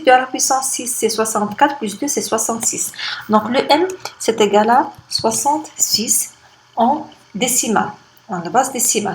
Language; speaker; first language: French; non-native, local second language; Arabic